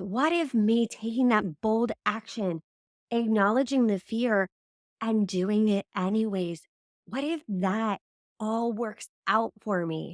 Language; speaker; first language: English; native; English